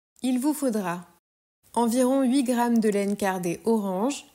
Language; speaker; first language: French; native; French